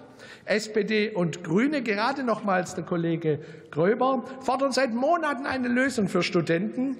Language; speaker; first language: German; native; German